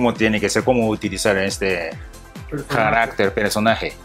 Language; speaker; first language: Spanish; non-native, learner; Japanese